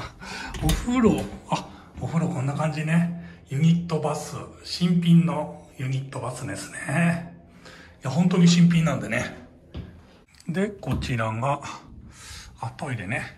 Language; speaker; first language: Japanese; native; Japanese